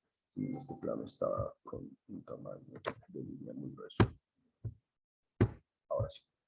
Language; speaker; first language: Spanish; native; Spanish